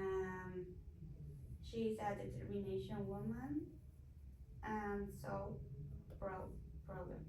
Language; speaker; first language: English; non-native, learner; Spanish